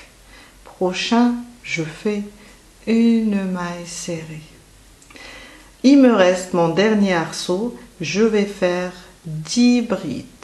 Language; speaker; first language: French; native; French